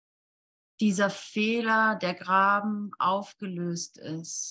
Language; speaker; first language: German; native; German